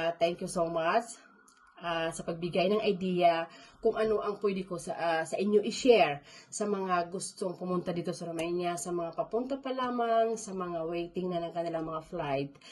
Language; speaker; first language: Filipino; non-native, local second language; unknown